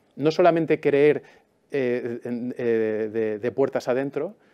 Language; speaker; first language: Spanish; native; Spanish